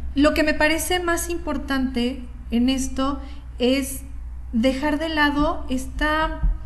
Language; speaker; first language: Spanish; native; Spanish